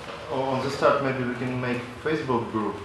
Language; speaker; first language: English; non-native, local second language; Latvian